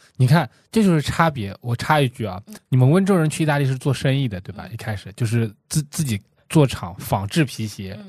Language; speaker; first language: Chinese; non-native, local second language; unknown